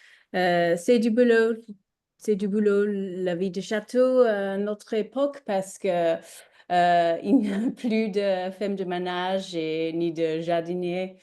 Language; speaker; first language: French; non-native, learner; English